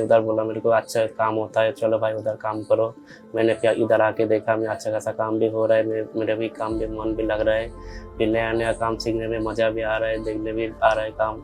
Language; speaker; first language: Hindi; non-native, local second language; Bangla